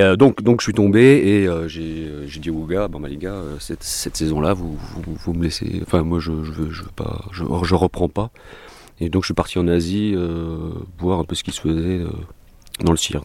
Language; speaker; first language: French; native; French